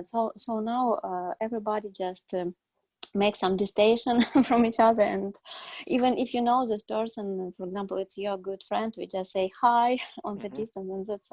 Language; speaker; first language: English; non-native, learner; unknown